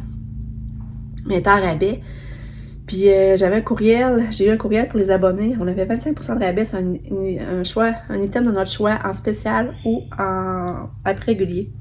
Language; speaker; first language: French; native; French